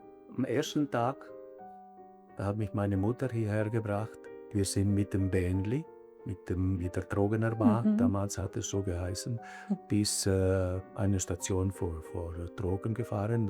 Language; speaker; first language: German; early bilingual, other home language; Italian